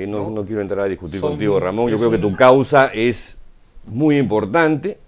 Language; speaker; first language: Spanish; native; Spanish